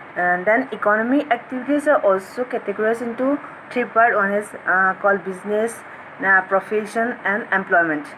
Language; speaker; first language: English; non-native, local second language; Assamese